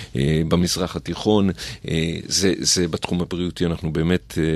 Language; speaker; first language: Hebrew; native; Hebrew